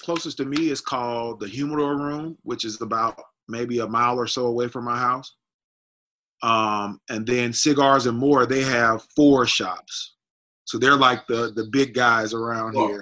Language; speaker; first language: English; native; English